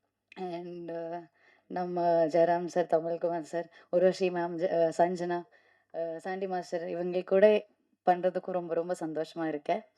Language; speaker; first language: Tamil; non-native, learner; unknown